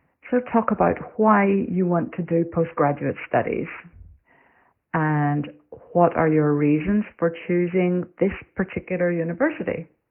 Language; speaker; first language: English; native; English